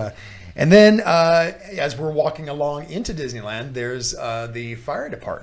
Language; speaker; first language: English; native; English